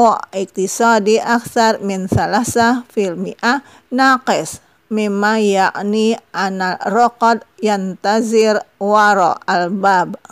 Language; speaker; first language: Arabic; non-native, fluent; Indonesian